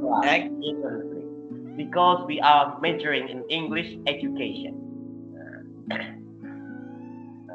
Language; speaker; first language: English; non-native, fluent; Indonesian